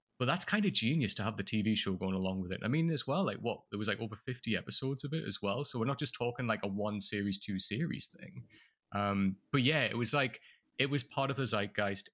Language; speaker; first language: English; native; English